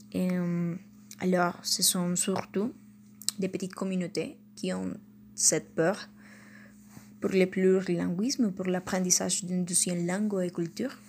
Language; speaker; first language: French; non-native, fluent; Spanish